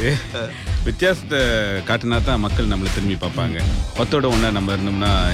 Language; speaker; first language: Tamil; early bilingual, heritage; Tamil